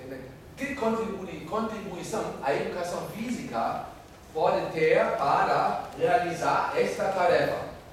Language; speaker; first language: Portuguese; non-native, fluent; German